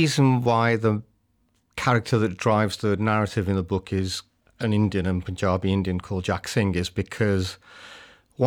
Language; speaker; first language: English; native; English